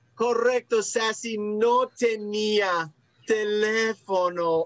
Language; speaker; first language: Spanish; non-native, fluent; English